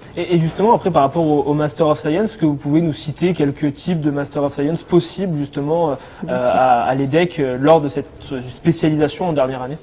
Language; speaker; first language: French; native; French